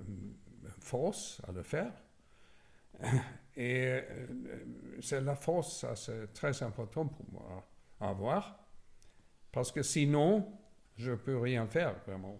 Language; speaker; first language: French; non-native, learner; Swedish